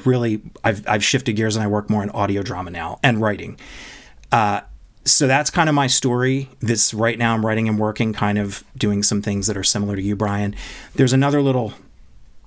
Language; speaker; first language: English; native; English